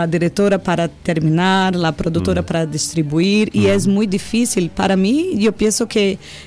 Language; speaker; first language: Spanish; non-native, learner; Portuguese